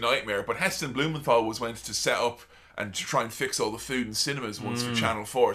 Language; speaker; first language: English; native; English